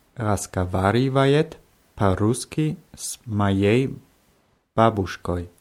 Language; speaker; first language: Russian; non-native, learner; German